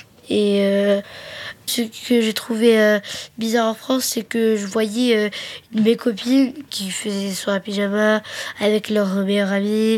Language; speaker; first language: French; early bilingual, other home language; Arabic